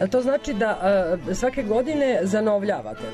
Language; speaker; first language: Serbian; native; Serbian